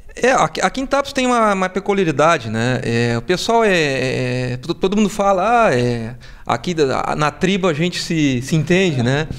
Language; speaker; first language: Portuguese; native; Portuguese